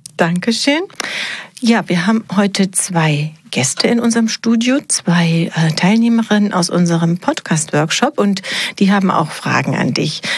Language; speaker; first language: German; native; German